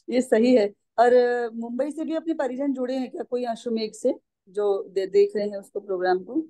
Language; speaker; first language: Hindi; native; Hindi